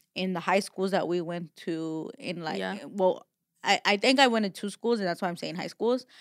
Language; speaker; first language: English; early bilingual, other home language; Spanish